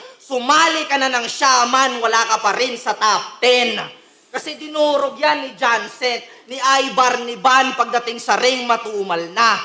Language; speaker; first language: Filipino; native; Filipino